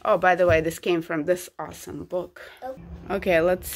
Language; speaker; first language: English; non-native, fluent; Russian